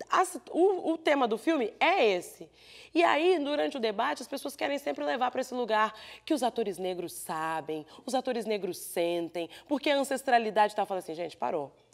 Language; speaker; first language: Portuguese; native; Portuguese